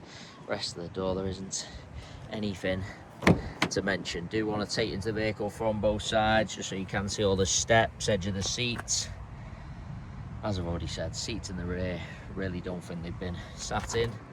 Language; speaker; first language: English; native; English